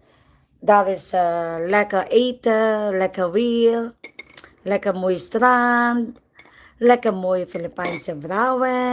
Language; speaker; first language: Dutch; non-native, learner; Filipino